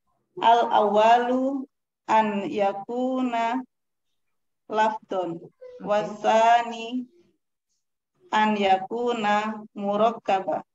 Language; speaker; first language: Arabic; non-native, learner; Indonesian